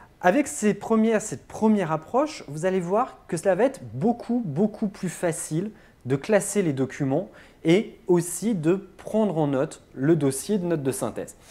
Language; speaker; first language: French; native; French